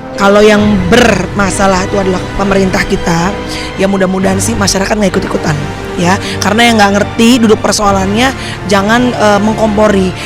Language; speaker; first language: Indonesian; native; Indonesian